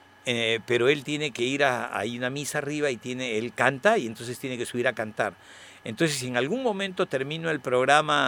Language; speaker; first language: Spanish; native; Spanish